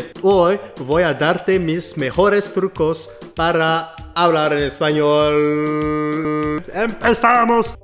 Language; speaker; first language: Spanish; non-native, learner; French